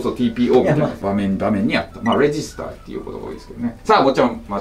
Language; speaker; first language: Japanese; native; Japanese